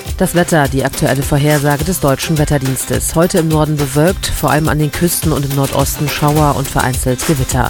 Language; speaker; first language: German; native; German